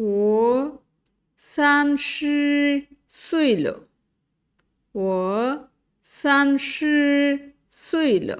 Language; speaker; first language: Chinese; non-native, learner; Bangla